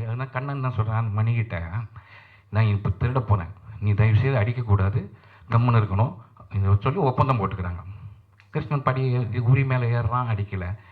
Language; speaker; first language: Tamil; non-native, local second language; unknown